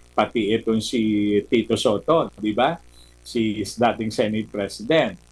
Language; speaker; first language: Filipino; native; Filipino